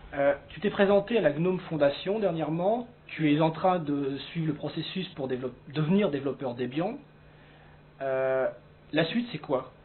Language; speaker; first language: French; native; French